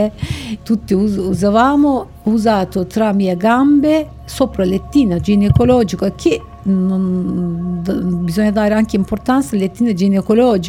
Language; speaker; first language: Italian; non-native, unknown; Turkish